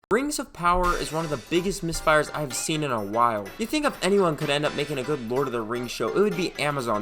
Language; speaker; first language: English; native; English